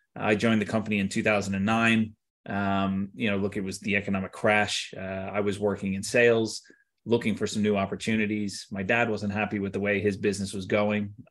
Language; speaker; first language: English; native; English